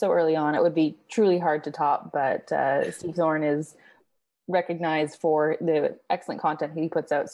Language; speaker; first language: English; native; English